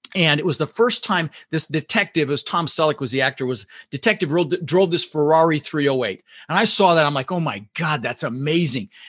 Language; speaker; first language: English; early bilingual, other home language; Dutch